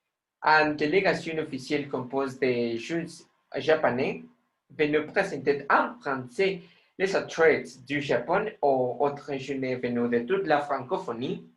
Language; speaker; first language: French; non-native, learner; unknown